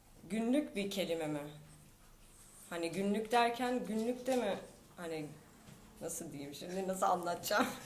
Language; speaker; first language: Turkish; non-native, fluent; Albanian